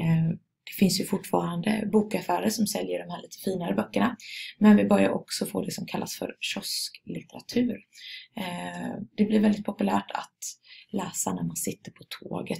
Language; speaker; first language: Swedish; native; Swedish